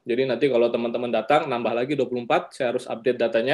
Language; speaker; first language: Indonesian; native; Indonesian